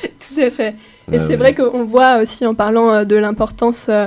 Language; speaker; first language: French; native; French